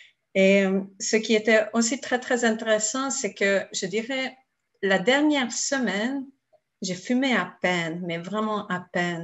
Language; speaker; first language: French; non-native, fluent; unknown